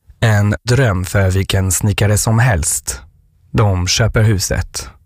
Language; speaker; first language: Swedish; non-native, fluent; French